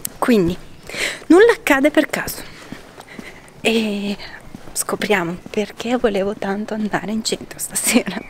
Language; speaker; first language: Italian; early bilingual, other home language; Romanian